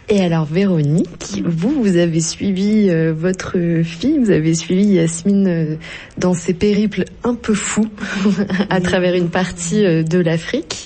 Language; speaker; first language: French; native; French